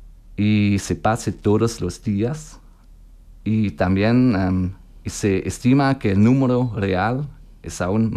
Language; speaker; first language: Spanish; non-native, learner; German